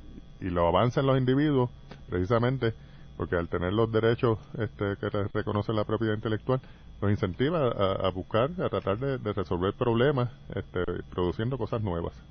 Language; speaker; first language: Spanish; native; Spanish